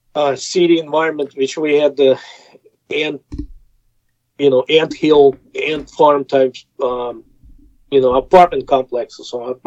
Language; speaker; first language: English; non-native, fluent; Russian